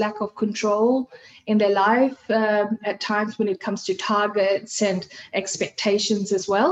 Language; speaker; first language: English; non-native, fluent; Hindi